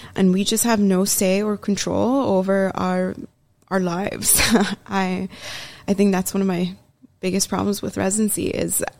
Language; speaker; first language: English; early bilingual, other home language; Persian